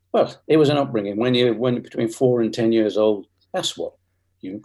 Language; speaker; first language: English; native; English